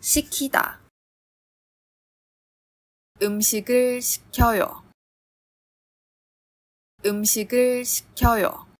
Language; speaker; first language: Korean; non-native, fluent; Chinese